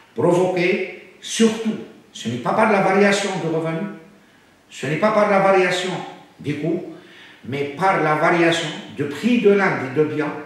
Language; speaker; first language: French; non-native, local second language; Arabic